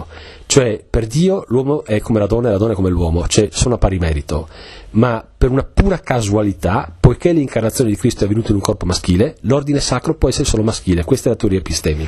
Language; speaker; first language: Italian; native; Italian